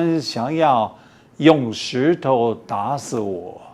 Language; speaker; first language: Chinese; early bilingual, heritage; English